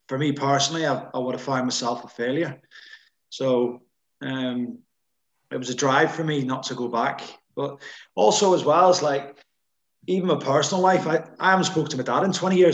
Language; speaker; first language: English; native; English